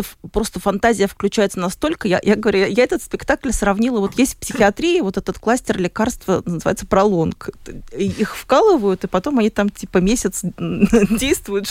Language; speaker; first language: Russian; native; Russian